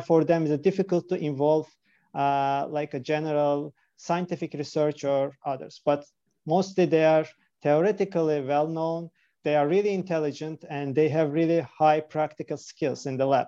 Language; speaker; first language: English; non-native, fluent; Turkish